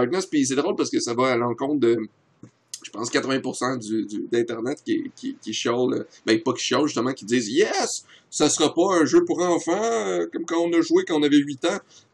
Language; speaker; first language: French; native; French